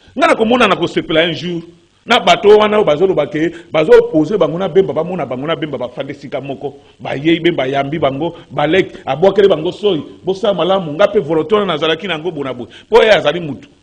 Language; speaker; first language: Lingala; native; Lingala